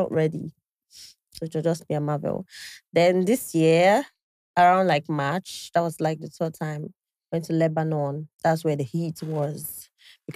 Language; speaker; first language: English; non-native, local second language; Igbo